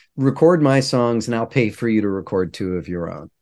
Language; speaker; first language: English; native; English